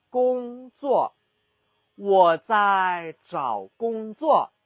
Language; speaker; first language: Chinese; non-native, fluent; Burmese